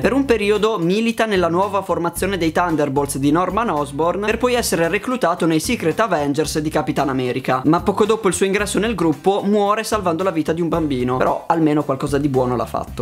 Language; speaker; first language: Italian; native; Italian